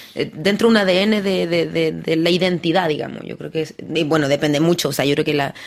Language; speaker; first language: Spanish; early bilingual, heritage; French